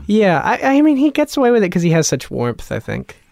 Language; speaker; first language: English; early bilingual, other home language; Italian